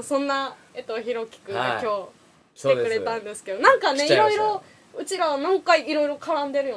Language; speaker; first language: Japanese; native; Japanese